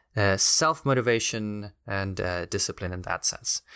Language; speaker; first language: English; non-native, fluent; Spanish